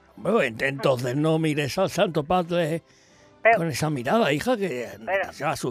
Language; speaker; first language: Spanish; native; Spanish